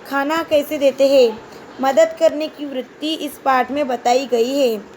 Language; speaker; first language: Hindi; non-native, local second language; Marathi